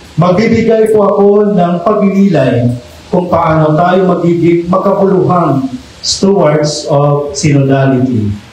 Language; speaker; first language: Filipino; native; Filipino